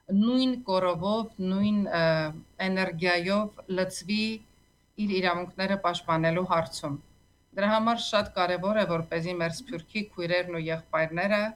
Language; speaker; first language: Armenian; native; Armenian